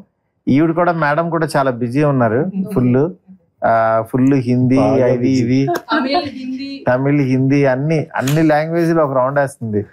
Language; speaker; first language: Telugu; native; Telugu